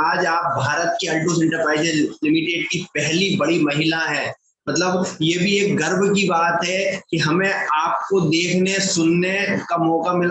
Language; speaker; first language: Hindi; native; Hindi